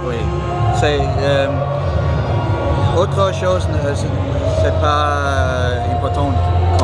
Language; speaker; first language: French; non-native, learner; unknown